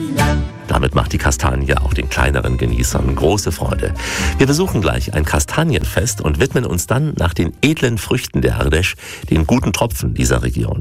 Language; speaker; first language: German; native; German